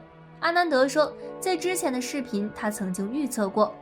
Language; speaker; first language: Chinese; native; Chinese